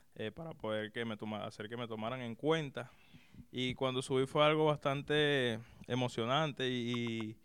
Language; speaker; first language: Spanish; native; Spanish